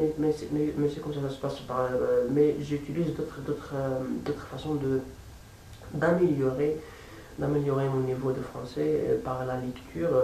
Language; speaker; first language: French; non-native, fluent; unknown